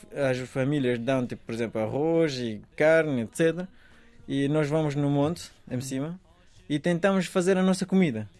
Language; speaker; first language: Portuguese; non-native, fluent; Persian